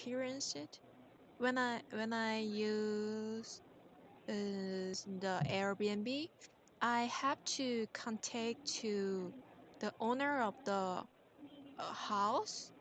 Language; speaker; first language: English; non-native, learner; Korean